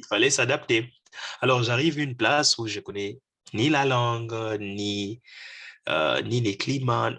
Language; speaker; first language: French; non-native, local second language; Lingala